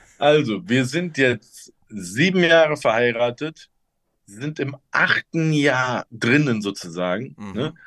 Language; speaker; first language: German; early bilingual, other home language; Turkish